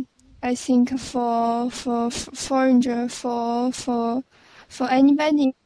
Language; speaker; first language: English; non-native, learner; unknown